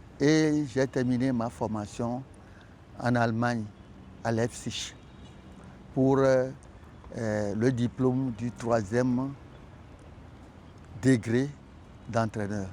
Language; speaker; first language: French; non-native, local second language; Ewe